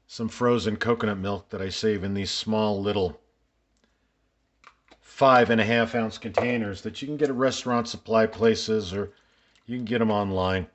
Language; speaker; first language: English; native; English